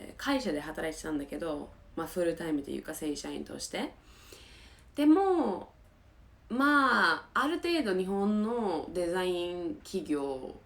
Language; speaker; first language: Japanese; non-native, fluent; English